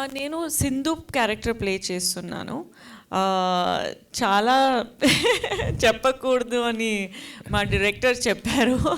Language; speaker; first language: Telugu; non-native, fluent; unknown